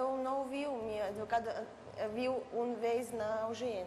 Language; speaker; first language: Portuguese; non-native, learner; Russian